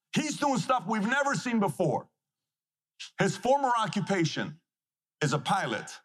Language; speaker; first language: English; non-native, fluent; Persian